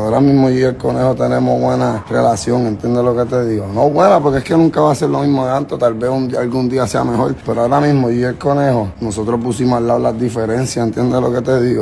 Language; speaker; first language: Spanish; native; Spanish